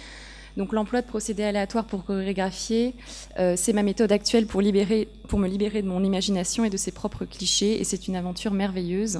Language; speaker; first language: French; native; French